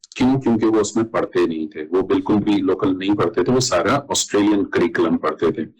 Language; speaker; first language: Urdu; native; Urdu